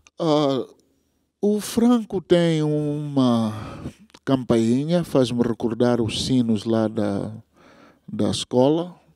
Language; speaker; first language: Portuguese; non-native, local second language; Tsonga